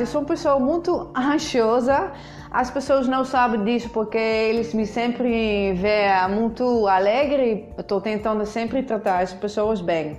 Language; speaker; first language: Portuguese; non-native, fluent; Dutch